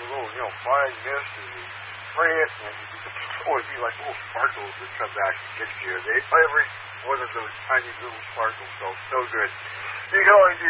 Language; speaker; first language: English; native; English